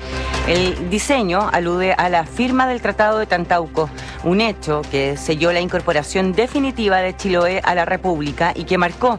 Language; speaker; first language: Spanish; native; Spanish